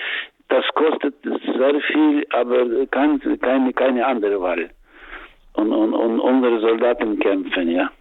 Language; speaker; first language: German; non-native, learner; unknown